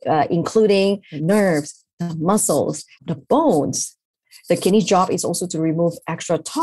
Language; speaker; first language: English; non-native, local second language; Chinese